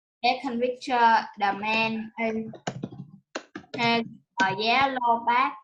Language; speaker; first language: English; non-native, learner; Vietnamese